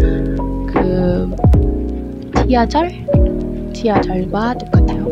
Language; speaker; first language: Korean; non-native, learner; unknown